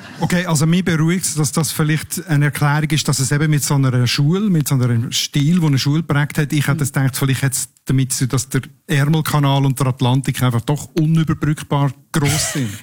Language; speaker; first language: German; native; German